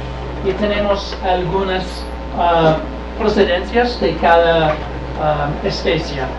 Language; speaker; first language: Spanish; non-native, learner; English